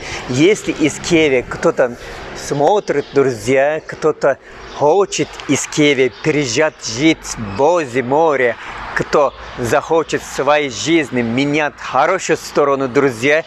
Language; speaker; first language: Russian; non-native, learner; Turkish